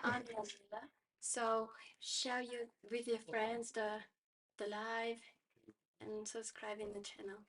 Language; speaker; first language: English; non-native, learner; Portuguese